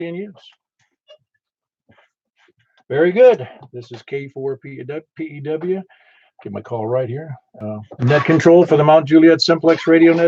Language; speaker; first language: English; native; English